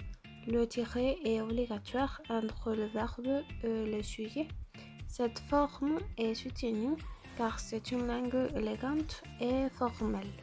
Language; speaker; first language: French; non-native, learner; Spanish